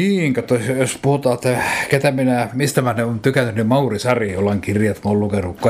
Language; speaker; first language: Finnish; native; Finnish